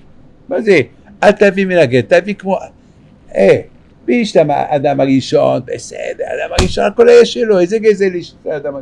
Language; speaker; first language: Hebrew; non-native, fluent; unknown